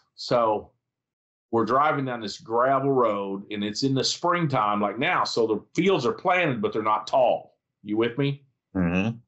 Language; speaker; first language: English; native; English